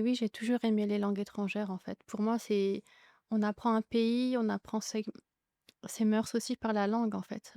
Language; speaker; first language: French; native; French